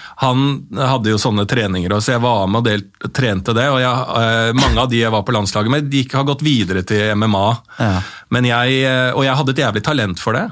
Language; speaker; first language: Norwegian; native; Norwegian